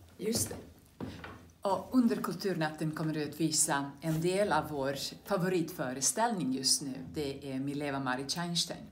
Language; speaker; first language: Swedish; non-native, fluent; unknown